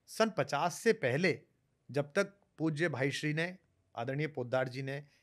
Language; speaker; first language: Hindi; native; Hindi